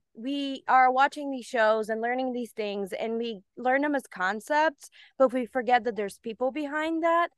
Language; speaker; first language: English; early bilingual, other home language; Bulgarian